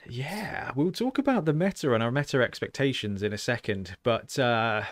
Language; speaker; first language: English; native; English